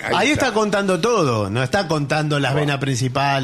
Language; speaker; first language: Spanish; native; Spanish